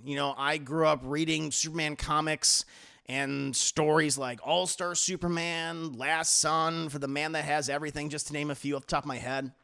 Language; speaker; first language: English; native; English